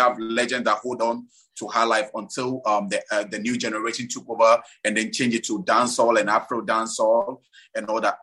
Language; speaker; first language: English; non-native, local second language; Ewe